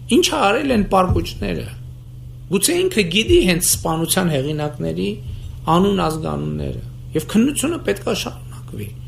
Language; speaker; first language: Armenian; native; Armenian